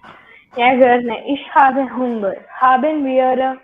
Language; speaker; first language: German; non-native, learner; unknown